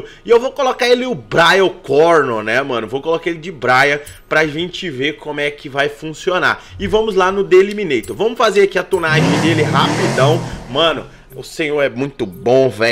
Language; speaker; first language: Portuguese; native; Portuguese